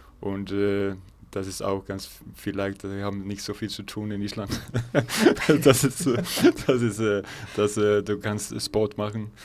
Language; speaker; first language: German; non-native, fluent; Icelandic